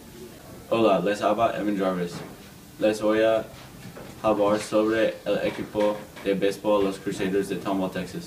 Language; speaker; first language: Spanish; non-native, learner; English